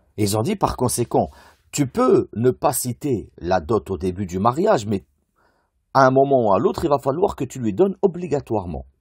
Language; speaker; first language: French; native; French